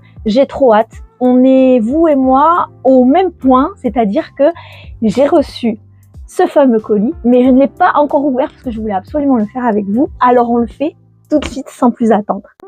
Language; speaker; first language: French; native; French